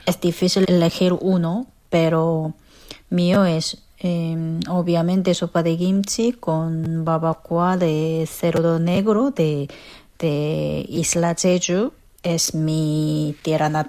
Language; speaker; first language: Spanish; non-native, fluent; Korean